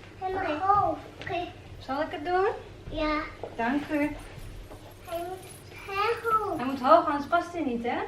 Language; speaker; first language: Dutch; early bilingual, other home language; Turkish